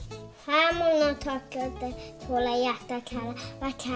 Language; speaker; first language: Japanese; early bilingual, heritage; Japanese